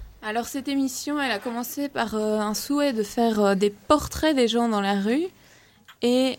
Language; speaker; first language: French; native; French